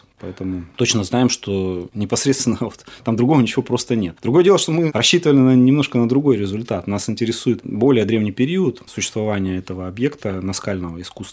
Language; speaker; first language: Russian; native; Russian